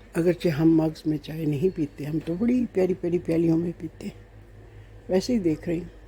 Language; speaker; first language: Urdu; native; Urdu